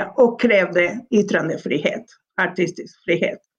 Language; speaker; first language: Swedish; non-native, fluent; Spanish